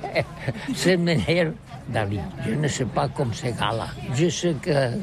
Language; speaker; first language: French; non-native, learner; Catalan